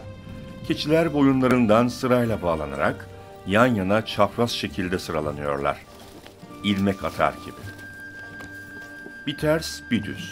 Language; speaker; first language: Turkish; native; Turkish